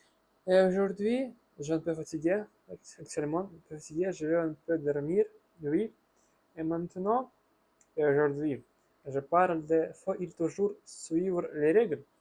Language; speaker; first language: French; non-native, learner; Russian